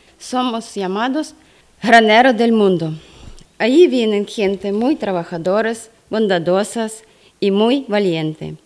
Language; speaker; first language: Spanish; non-native, fluent; Ukrainian